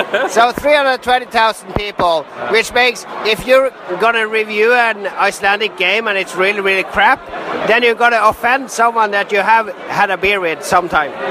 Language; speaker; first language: English; non-native, fluent; Norwegian